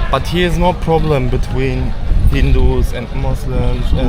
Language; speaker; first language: English; non-native, learner; Turkish